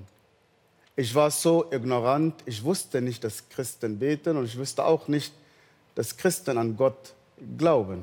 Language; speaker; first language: German; non-native, fluent; Arabic